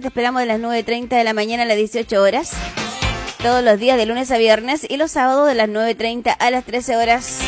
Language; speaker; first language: Spanish; native; Spanish